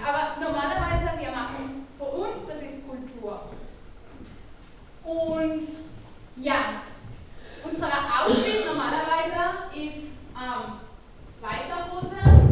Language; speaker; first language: German; non-native, learner; Catalan